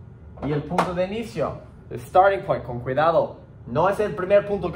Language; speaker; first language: Spanish; non-native, fluent; English